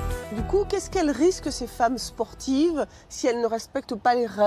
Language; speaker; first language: French; native; French